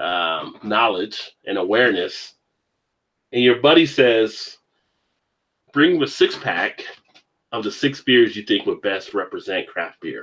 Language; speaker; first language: English; native; English